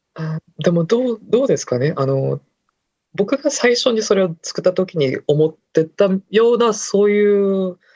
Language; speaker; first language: Japanese; non-native, fluent; Korean